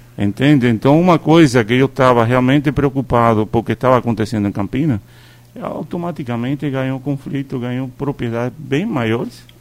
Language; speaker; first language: Portuguese; non-native, fluent; Spanish